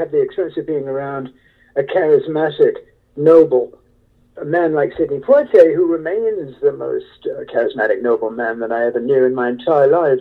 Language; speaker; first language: English; native; English